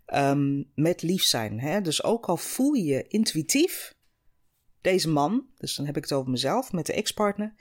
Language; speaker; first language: Dutch; non-native, fluent; English